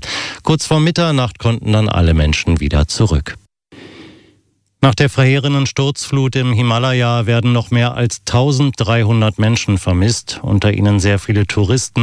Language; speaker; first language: German; native; German